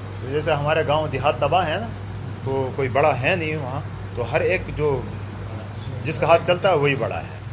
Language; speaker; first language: Urdu; non-native, local second language; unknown